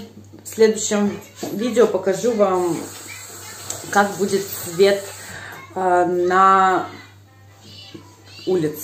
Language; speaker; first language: Russian; native; Russian